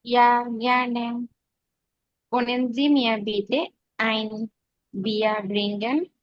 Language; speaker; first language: German; non-native, learner; Bangla